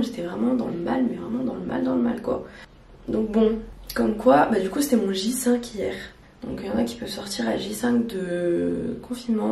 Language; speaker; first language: French; native; French